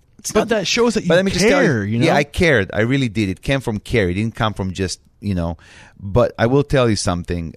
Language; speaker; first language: English; non-native, fluent; Hebrew